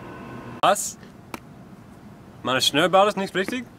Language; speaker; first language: German; non-native, learner; English